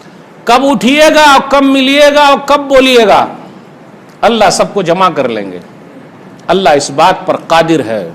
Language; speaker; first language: Hindi; native; Hindi